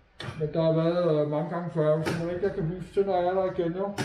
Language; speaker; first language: Danish; native; Danish